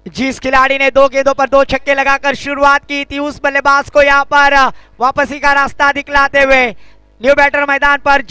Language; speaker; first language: Hindi; non-native, local second language; Marathi